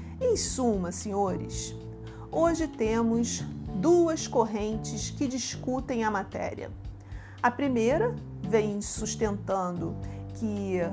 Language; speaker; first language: Portuguese; native; Portuguese